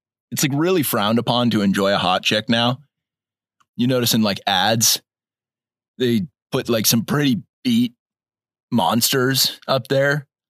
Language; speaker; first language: English; native; English